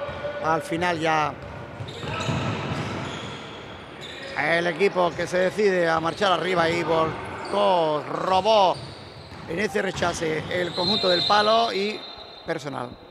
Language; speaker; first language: Spanish; native; Spanish